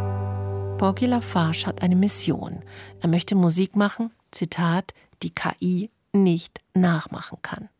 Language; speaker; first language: German; native; German